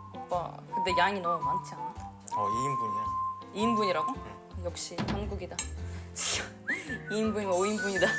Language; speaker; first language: Korean; non-native, fluent; Russian